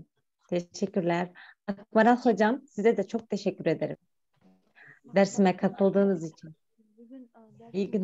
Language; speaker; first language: Turkish; non-native, fluent; Kyrgyz